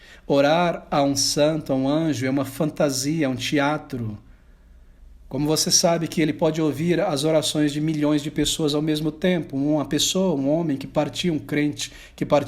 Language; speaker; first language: Portuguese; native; Portuguese